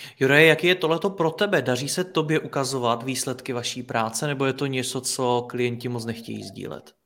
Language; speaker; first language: Czech; native; Czech